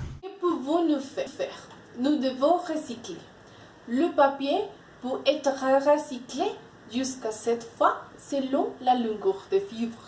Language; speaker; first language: French; non-native, learner; Spanish